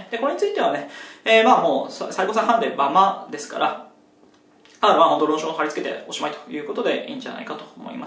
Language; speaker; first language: Japanese; native; Japanese